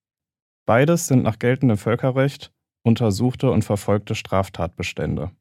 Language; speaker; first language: German; native; German